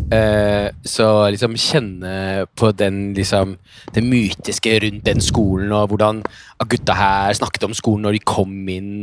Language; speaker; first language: Norwegian; non-native, fluent; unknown